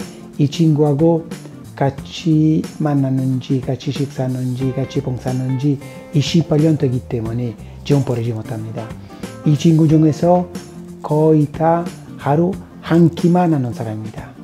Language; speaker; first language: Korean; non-native, fluent; Italian